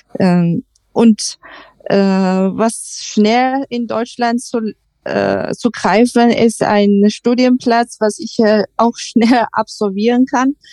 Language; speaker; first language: German; non-native, learner; Chinese